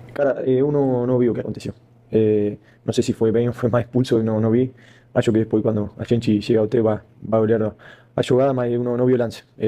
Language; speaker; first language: Portuguese; non-native, fluent; Spanish